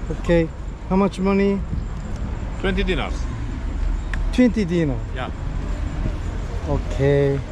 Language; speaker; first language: English; non-native, learner; Korean